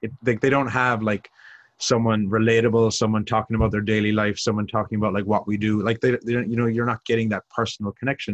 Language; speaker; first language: English; native; English